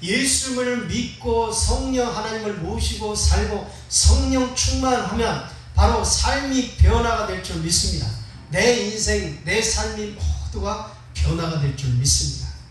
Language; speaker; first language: Korean; native; Korean